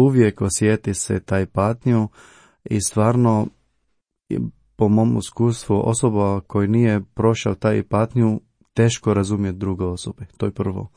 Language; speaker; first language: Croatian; non-native, learner; Arabic